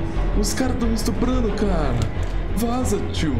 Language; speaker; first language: Portuguese; native; Portuguese